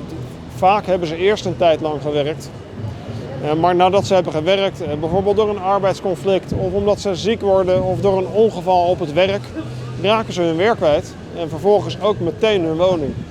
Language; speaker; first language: Dutch; native; Dutch